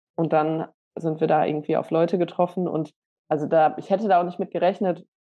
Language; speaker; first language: German; native; German